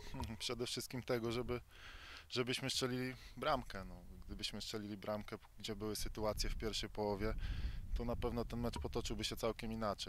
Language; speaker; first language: Polish; native; Polish